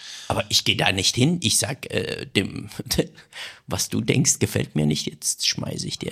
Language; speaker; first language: German; non-native, fluent; Persian